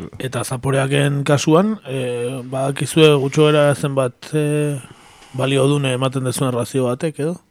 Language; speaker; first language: Basque; native; Basque